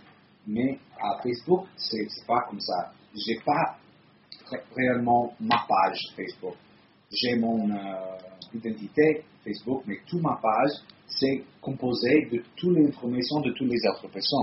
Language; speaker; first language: French; non-native, fluent; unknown